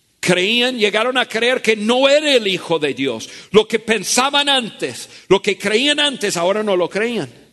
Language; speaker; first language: Spanish; non-native, fluent; English